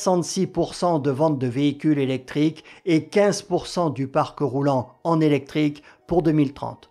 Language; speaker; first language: French; native; French